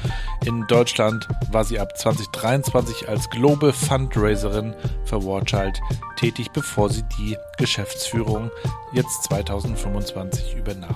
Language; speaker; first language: German; native; German